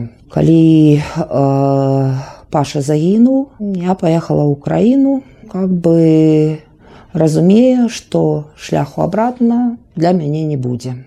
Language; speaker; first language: Belarusian; non-native, local second language; Russian